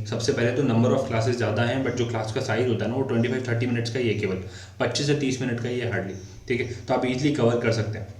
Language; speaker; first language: Hindi; native; Hindi